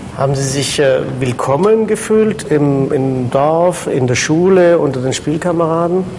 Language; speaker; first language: German; native; German